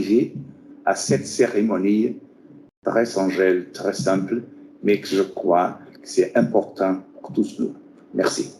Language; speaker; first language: French; non-native, fluent; Portuguese